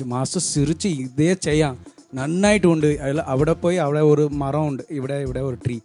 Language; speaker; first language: Malayalam; non-native, learner; Tamil